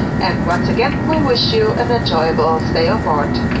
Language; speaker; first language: English; non-native, fluent; German